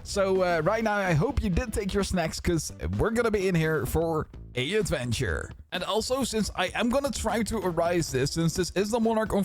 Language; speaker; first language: English; non-native, fluent; Dutch